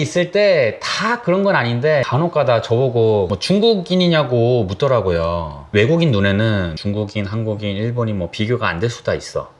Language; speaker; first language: Korean; native; Korean